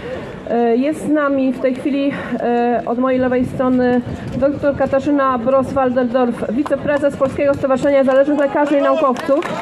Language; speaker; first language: Polish; native; Polish